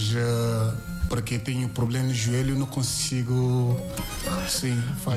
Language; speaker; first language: Portuguese; non-native, learner; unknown